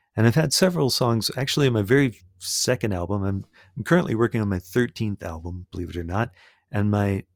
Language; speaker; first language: English; native; English